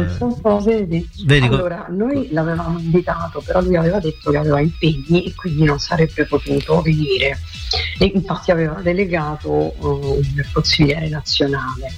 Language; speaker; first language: Italian; native; Italian